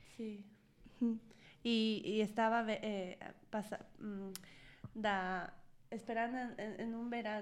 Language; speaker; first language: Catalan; non-native, learner; Spanish